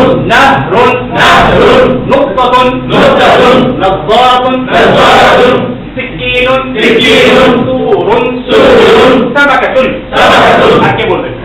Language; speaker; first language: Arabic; non-native, fluent; Bangla